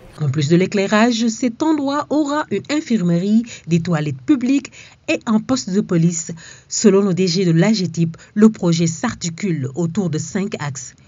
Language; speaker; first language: French; non-native, local second language; Wolof